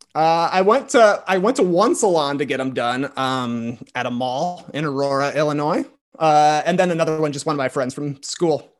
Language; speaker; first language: English; native; English